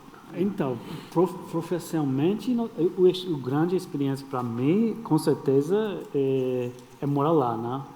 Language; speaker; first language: Portuguese; non-native, fluent; English